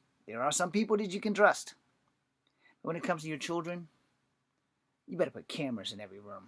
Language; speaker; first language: English; native; English